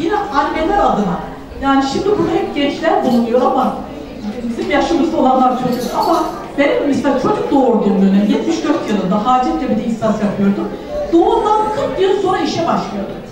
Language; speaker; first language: Turkish; native; Turkish